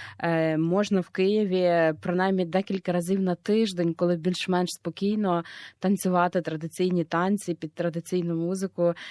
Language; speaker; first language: Ukrainian; native; Ukrainian